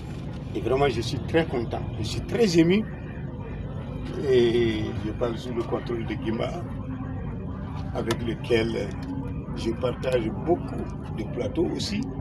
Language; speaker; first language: French; non-native, local second language; Bambara